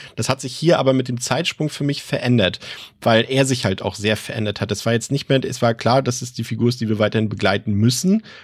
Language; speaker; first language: German; native; German